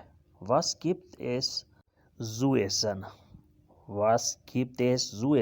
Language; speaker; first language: German; non-native, fluent; Urdu